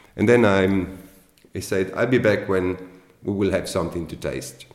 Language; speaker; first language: English; non-native, fluent; Italian